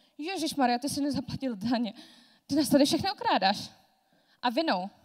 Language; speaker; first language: Czech; non-native, fluent; Georgian